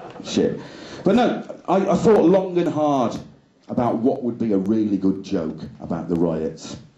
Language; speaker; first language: English; native; English